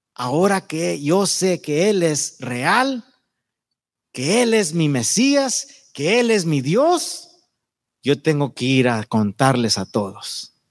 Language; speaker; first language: Spanish; native; Spanish